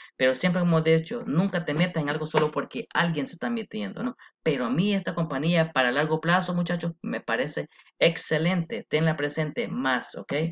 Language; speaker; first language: Spanish; early bilingual, heritage; Spanish